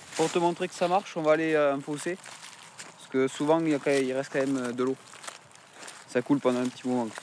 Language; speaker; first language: French; native; French